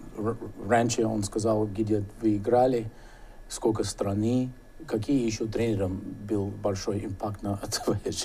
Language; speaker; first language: Russian; non-native, learner; English